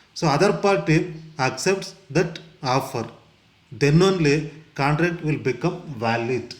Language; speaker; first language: English; non-native, local second language; Kannada